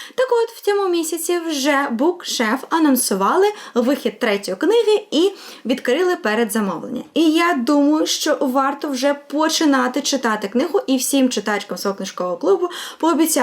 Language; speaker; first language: Ukrainian; non-native, local second language; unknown